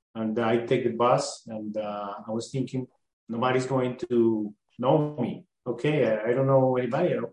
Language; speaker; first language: English; non-native, learner; Spanish